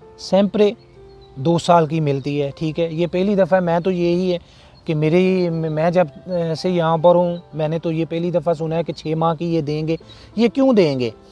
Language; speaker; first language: Urdu; non-native, local second language; Punjabi